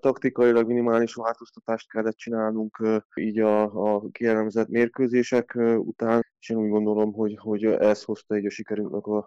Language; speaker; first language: Hungarian; native; Hungarian